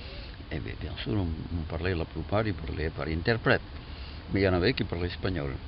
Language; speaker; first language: French; non-native, fluent; Catalan